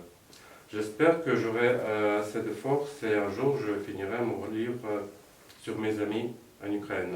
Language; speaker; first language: French; non-native, fluent; Russian